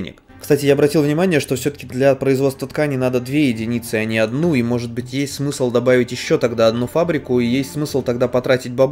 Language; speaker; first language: Russian; native; Russian